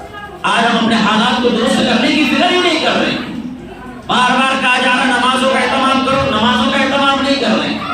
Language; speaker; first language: Urdu; native; Urdu